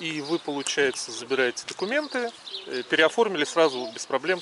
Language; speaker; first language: Russian; native; Russian